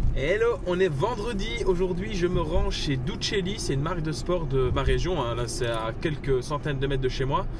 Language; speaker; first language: French; native; French